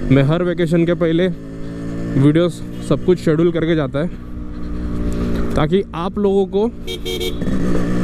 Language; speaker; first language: Hindi; non-native, local second language; Odia